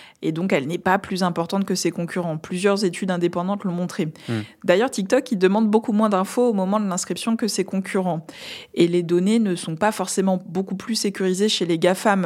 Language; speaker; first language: French; native; French